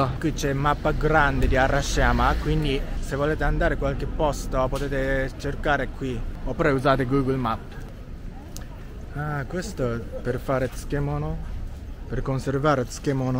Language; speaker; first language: Italian; non-native, learner; Japanese